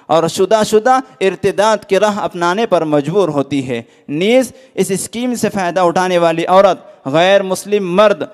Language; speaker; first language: Urdu; native; Urdu